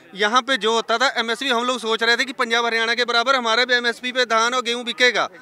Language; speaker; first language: Hindi; native; Hindi